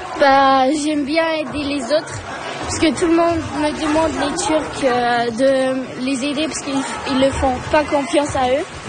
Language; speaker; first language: French; early bilingual, other home language; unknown